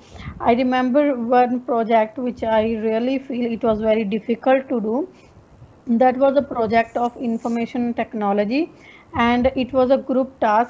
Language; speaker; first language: English; non-native, local second language; Punjabi